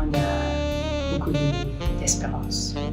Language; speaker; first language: French; non-native, fluent; Filipino